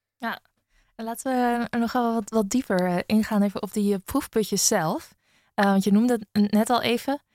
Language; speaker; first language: Dutch; native; Dutch